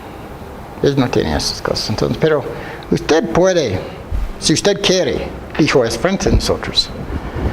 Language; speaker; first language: Spanish; non-native, fluent; English